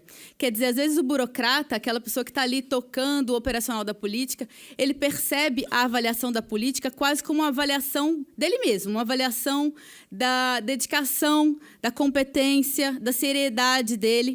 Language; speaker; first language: Portuguese; native; Portuguese